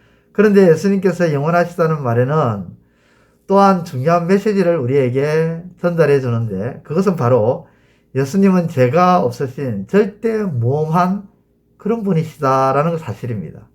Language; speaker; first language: Korean; native; Korean